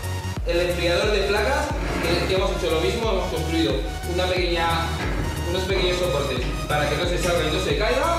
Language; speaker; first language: Spanish; native; Spanish